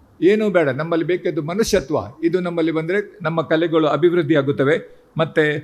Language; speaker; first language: Kannada; non-native, local second language; Tulu